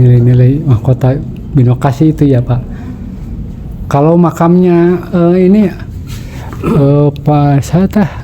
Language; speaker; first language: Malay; non-native, local second language; Sundanese